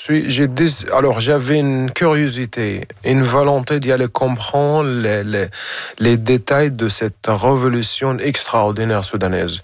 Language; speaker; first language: French; non-native, fluent; Arabic